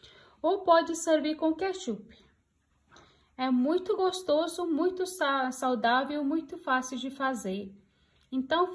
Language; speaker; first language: Portuguese; non-native, fluent; Hindi